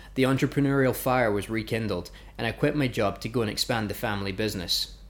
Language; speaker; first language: English; native; English